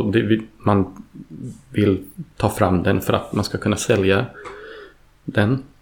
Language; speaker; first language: Swedish; early bilingual, heritage; Swedish